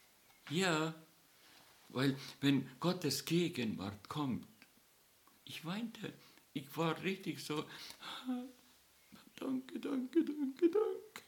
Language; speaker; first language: German; non-native, learner; Estonian